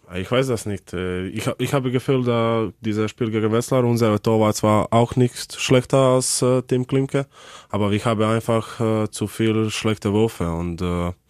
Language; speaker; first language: German; non-native, learner; Croatian